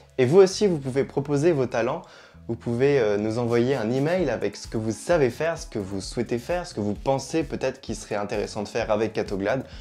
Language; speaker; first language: French; native; French